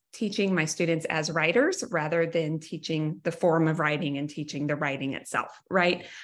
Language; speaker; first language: English; native; English